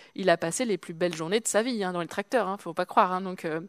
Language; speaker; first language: French; native; French